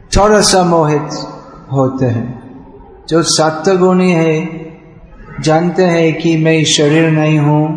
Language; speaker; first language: Hindi; non-native, fluent; English